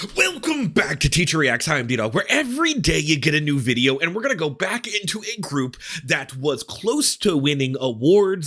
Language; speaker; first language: English; native; English